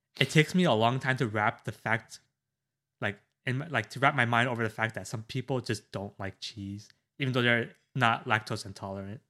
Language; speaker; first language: English; native; English